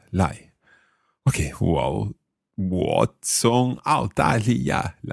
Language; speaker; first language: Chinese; non-native, learner; English